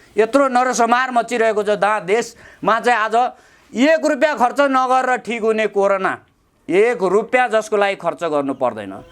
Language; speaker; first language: Nepali; native; Nepali